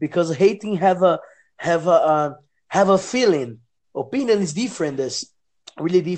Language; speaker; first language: English; non-native, learner; Portuguese